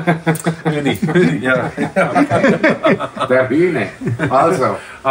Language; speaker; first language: German; native; German